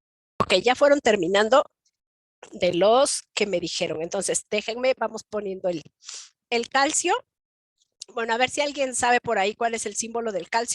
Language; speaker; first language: Spanish; native; Spanish